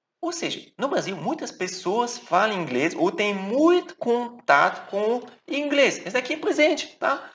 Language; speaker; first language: Portuguese; non-native, fluent; French